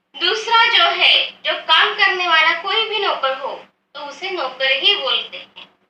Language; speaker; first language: Hindi; non-native, local second language; Marathi